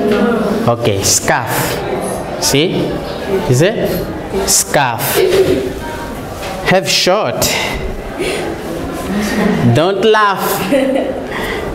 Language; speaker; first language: English; non-native, learner; Portuguese